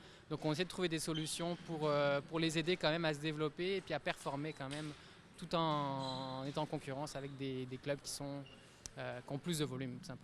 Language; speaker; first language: French; native; French